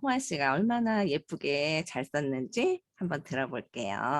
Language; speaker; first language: Korean; native; Korean